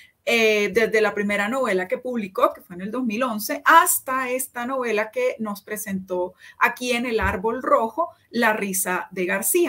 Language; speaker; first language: Spanish; native; Spanish